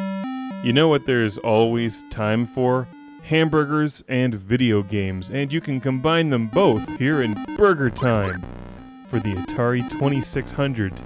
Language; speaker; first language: English; native; English